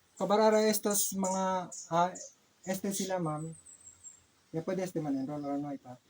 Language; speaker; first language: Filipino; native; Filipino